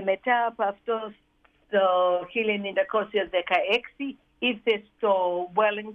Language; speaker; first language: Greek; early bilingual, heritage; Greek